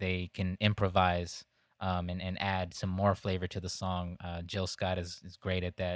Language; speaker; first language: English; native; English